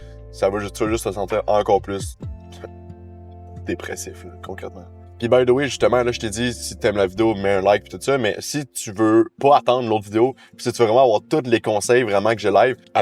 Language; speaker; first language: French; native; French